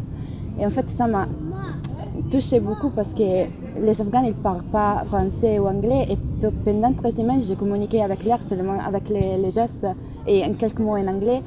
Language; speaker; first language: French; non-native, learner; Italian